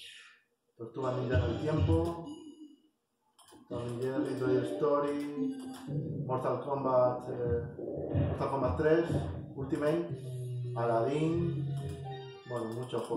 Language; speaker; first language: Spanish; native; Spanish